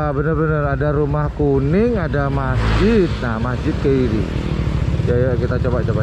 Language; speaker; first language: Indonesian; non-native, local second language; Madurese